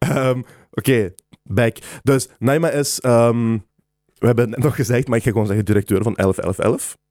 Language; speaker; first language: Dutch; native; Dutch